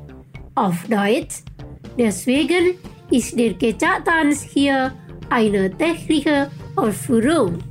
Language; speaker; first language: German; non-native, local second language; Indonesian